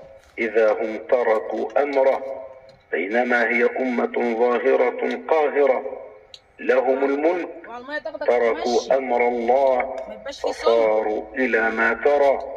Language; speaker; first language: Arabic; native; Arabic